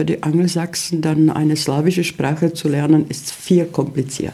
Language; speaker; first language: German; early bilingual, heritage; Czech